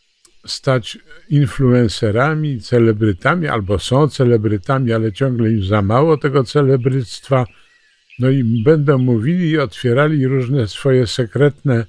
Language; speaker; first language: Polish; native; Polish